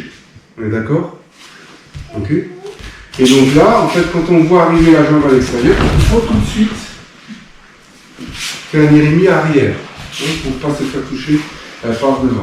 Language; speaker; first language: French; native; French